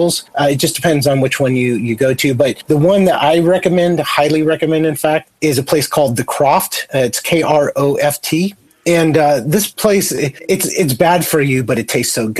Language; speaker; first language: English; native; English